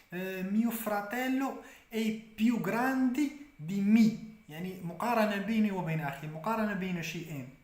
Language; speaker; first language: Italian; non-native, fluent; Arabic